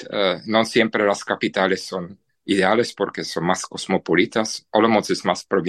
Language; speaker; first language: Spanish; non-native, fluent; Czech